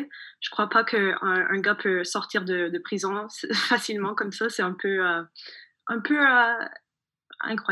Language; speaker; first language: French; non-native, fluent; English